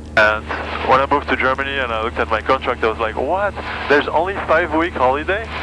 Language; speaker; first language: English; non-native, fluent; French